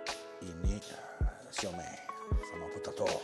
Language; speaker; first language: Indonesian; non-native, learner; French